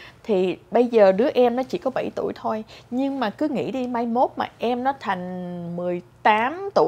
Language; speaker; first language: Vietnamese; early bilingual, heritage; Vietnamese